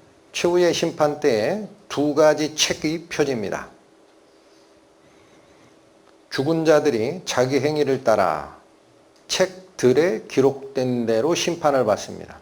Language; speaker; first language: Korean; native; Korean